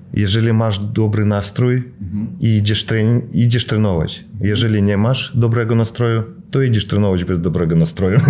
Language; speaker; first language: Polish; non-native, fluent; Russian